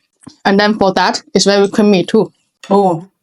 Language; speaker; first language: English; non-native, learner; Chinese